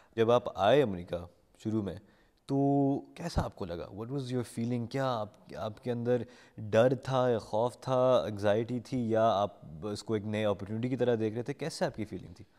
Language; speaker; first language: Urdu; native; Urdu